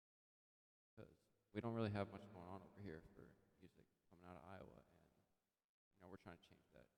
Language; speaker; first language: English; native; English